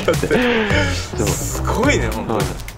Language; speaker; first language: Japanese; native; Japanese